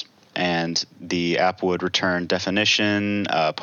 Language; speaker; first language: English; native; English